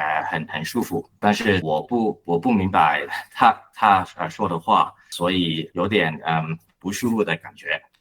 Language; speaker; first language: Chinese; non-native, learner; Cantonese